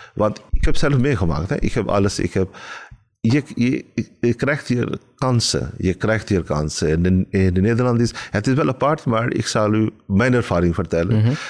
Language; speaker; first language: Dutch; non-native, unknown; Urdu